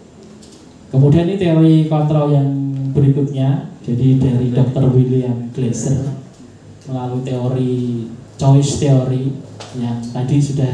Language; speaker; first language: Indonesian; native; Indonesian